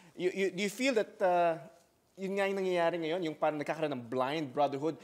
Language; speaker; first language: Filipino; native; Filipino